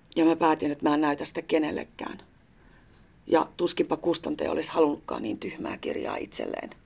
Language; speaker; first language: Finnish; native; Finnish